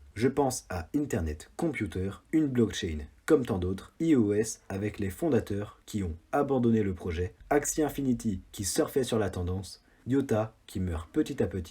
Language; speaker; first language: French; native; French